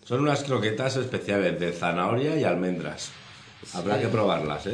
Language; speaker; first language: Spanish; native; Spanish